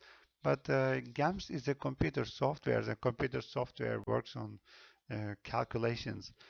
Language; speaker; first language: English; non-native, fluent; Turkish